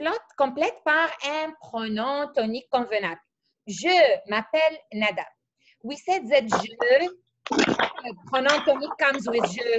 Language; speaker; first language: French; non-native, fluent; Arabic